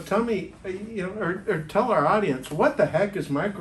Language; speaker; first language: English; native; English